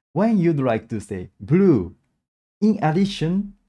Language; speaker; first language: English; non-native, learner; Japanese